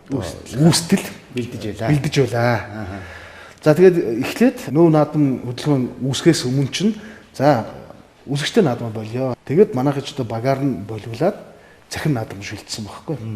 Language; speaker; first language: Mongolian; native; Mongolian